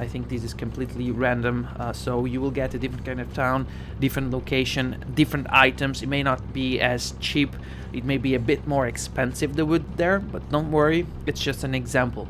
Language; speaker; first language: English; non-native, fluent; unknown